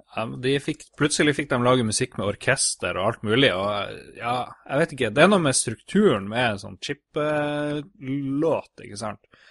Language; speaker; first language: Norwegian; native; Norwegian